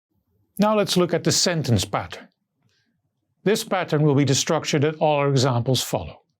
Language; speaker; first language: English; non-native, fluent; Dutch